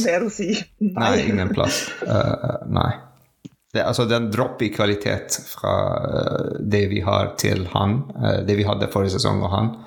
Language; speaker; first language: Norwegian; non-native, learner; French